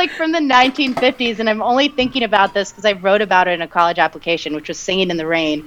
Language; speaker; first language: English; early bilingual, other home language; Spanish